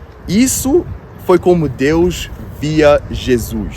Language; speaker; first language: Portuguese; non-native, fluent; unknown